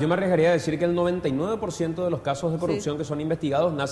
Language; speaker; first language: Spanish; native; Spanish